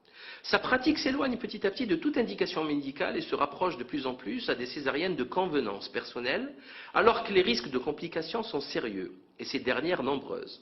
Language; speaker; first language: French; native; French